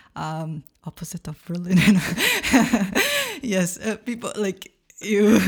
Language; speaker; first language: English; non-native, fluent; Portuguese